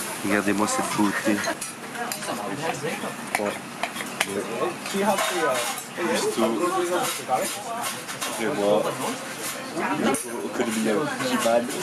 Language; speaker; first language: French; native; French